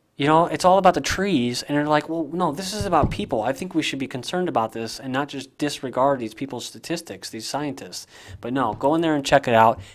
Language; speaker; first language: English; native; English